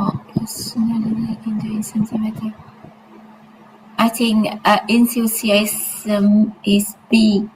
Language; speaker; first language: English; non-native, learner; Vietnamese